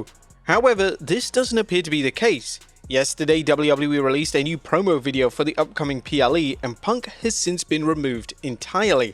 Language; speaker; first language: English; native; English